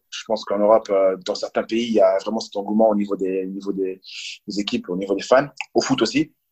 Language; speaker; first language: French; early bilingual, other home language; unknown